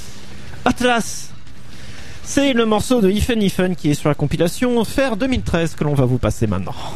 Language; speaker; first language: French; native; French